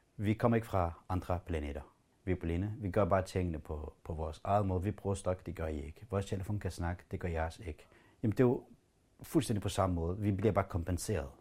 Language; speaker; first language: Danish; early bilingual, other home language; Kurdish